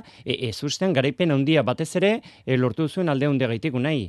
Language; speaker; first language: Basque; native; Basque